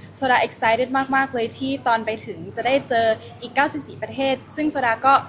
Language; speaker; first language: Thai; early bilingual, heritage; Thai